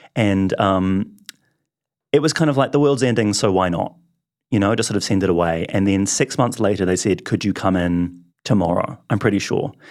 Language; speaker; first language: English; native; English